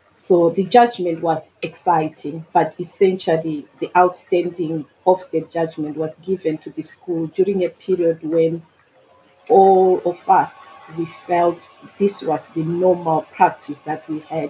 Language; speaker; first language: English; non-native, local second language; Shona